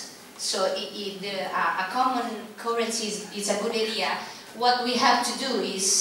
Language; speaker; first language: English; non-native, fluent; Italian